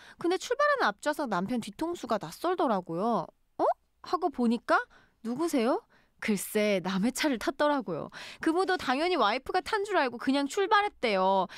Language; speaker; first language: Korean; native; Korean